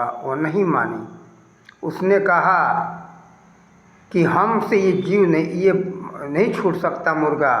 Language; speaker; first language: Hindi; native; Hindi